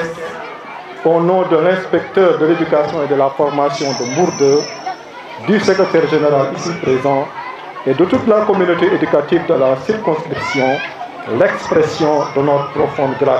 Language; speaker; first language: French; non-native, local second language; Serer